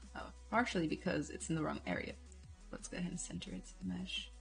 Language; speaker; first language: English; non-native, fluent; Portuguese